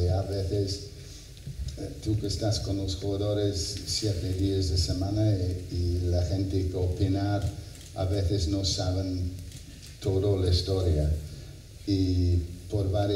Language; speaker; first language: Spanish; non-native, fluent; English